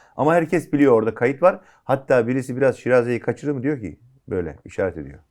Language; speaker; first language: Turkish; native; Turkish